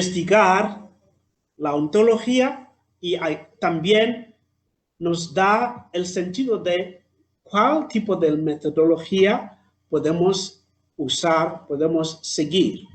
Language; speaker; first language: Spanish; non-native, fluent; Southern Sotho